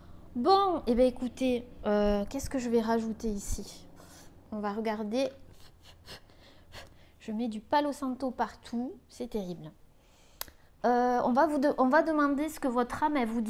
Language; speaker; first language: French; native; French